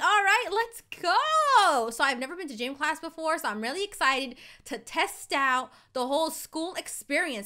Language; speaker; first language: English; native; English